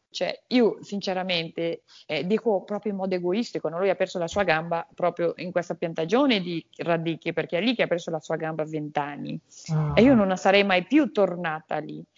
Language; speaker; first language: Italian; non-native, fluent; Portuguese